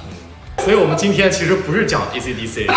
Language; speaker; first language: Chinese; native; Chinese